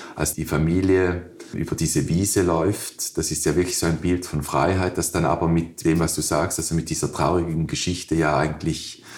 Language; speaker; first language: German; native; German